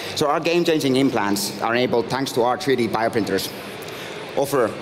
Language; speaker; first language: English; non-native, fluent; Finnish